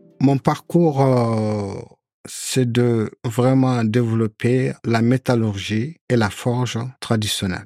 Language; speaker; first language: French; non-native, local second language; Soninke